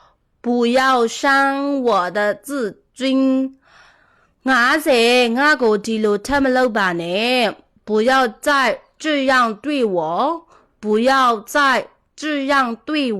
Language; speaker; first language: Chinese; non-native, fluent; Burmese